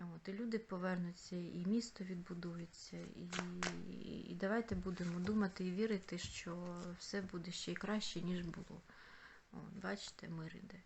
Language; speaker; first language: Ukrainian; non-native, local second language; Russian